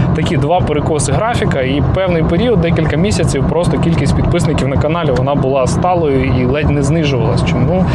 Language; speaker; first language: Ukrainian; non-native, local second language; Russian